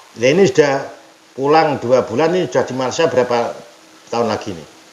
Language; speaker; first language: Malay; non-native, local second language; Javanese